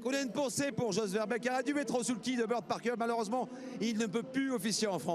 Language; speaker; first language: French; native; French